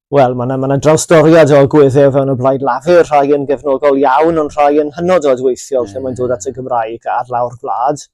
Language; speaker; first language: Welsh; native; Welsh